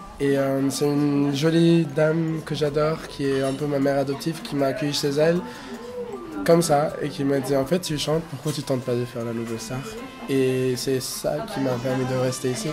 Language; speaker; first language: French; non-native, fluent; Spanish